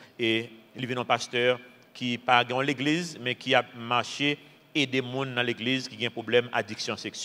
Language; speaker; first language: French; non-native, local second language; Haitian Creole